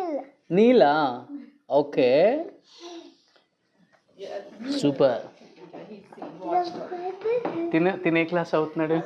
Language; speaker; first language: Telugu; native; Telugu